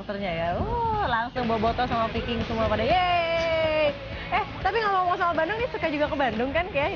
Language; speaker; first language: Indonesian; native; Indonesian